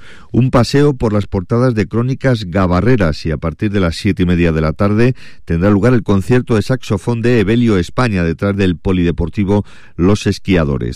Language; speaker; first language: Spanish; native; Spanish